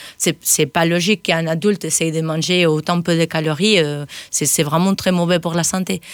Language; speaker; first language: French; non-native, fluent; Spanish